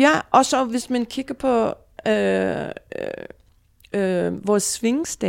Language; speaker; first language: Danish; non-native, fluent; English